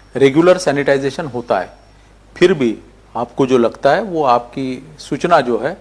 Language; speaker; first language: Hindi; non-native, local second language; Marathi